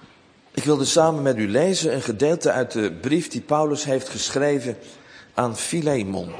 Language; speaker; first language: Dutch; native; Dutch